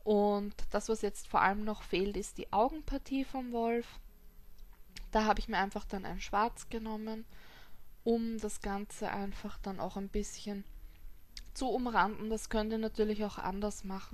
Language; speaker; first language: German; native; German